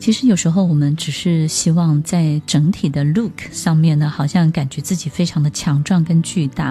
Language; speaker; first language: Chinese; native; Chinese